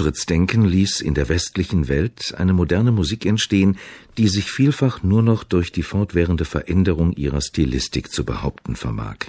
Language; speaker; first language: German; native; German